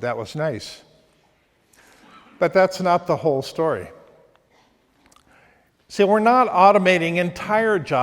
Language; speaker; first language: English; native; English